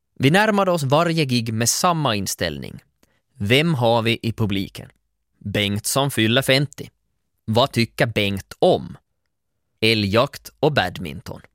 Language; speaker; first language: Swedish; native; Swedish